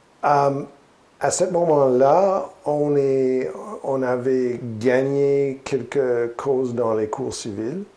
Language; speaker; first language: French; non-native, learner; English